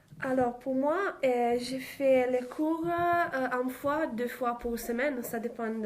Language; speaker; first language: French; non-native, learner; Italian